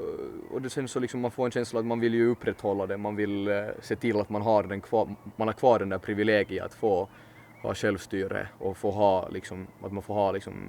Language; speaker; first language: Swedish; native; Swedish